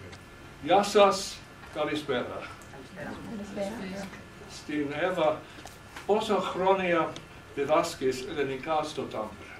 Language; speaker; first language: Greek; non-native, learner; Finnish